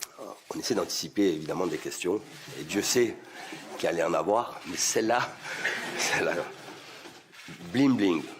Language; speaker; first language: French; native; French